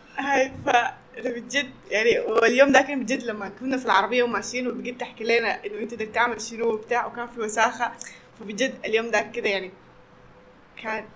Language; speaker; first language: Arabic; native; Arabic